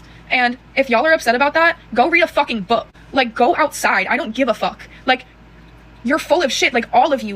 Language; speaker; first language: English; native; English